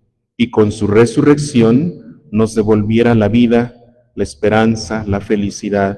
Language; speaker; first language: Spanish; native; Spanish